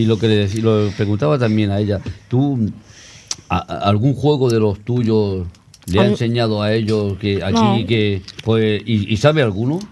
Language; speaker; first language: Spanish; native; Spanish